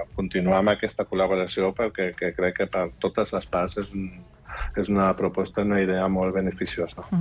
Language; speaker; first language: Catalan; non-native, fluent; German